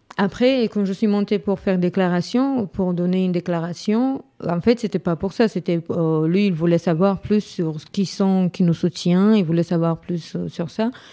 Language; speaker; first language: French; non-native, fluent; Romany